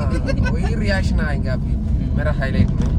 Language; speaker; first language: Hindi; non-native, local second language; Malayalam